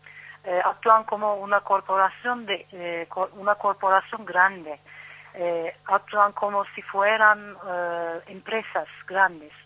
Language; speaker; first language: Spanish; non-native, learner; Turkish